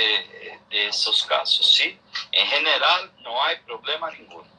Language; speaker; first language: Spanish; non-native, learner; Portuguese